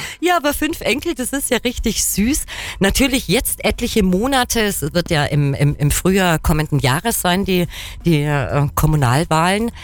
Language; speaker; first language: German; native; German